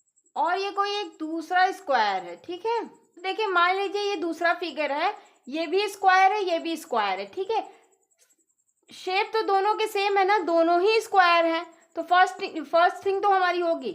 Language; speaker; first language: Hindi; native; Hindi